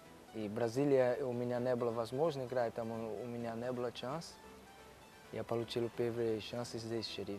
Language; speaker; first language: Russian; non-native, learner; Portuguese